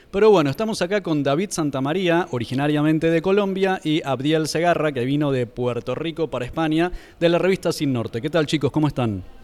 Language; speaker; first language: Spanish; native; Spanish